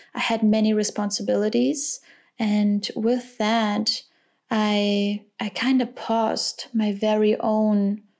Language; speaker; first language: English; non-native, fluent; German